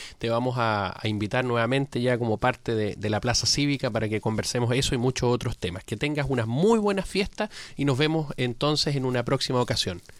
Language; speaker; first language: Spanish; native; Spanish